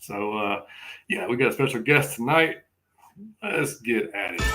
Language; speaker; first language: English; native; English